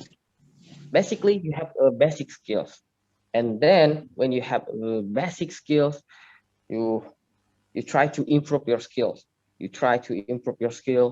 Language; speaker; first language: English; non-native, learner; Indonesian